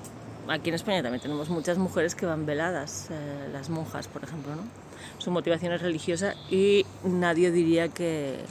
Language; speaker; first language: Spanish; native; Spanish